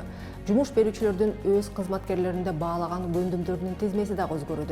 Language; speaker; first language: Kyrgyz; native; Kyrgyz